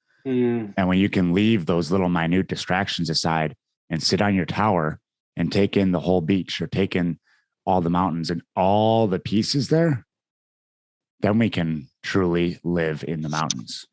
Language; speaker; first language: English; native; English